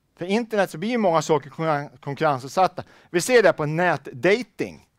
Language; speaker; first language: Swedish; native; Swedish